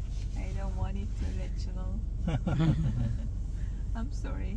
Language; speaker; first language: English; non-native, learner; Korean